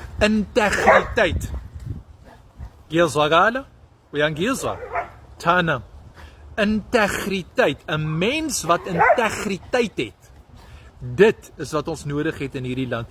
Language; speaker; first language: Zulu; non-native, local second language; Afrikaans